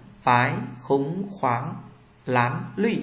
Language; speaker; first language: Chinese; non-native, fluent; Vietnamese